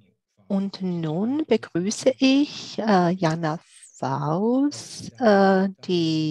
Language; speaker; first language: German; non-native, fluent; Czech